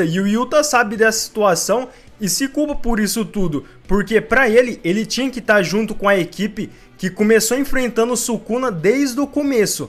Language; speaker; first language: Portuguese; native; Portuguese